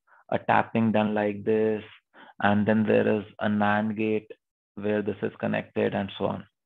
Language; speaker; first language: English; non-native, local second language; Hindi